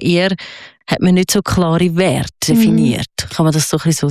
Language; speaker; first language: German; native; German